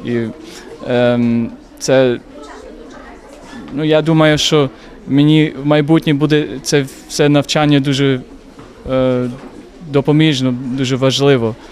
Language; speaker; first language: Ukrainian; non-native, learner; English